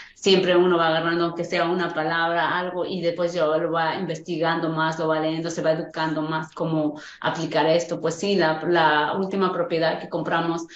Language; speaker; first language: Spanish; native; Spanish